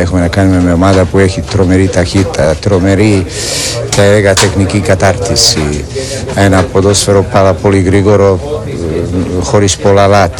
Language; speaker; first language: Greek; non-native, fluent; Serbian